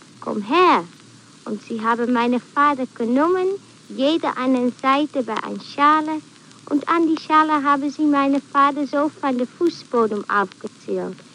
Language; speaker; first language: German; non-native, learner; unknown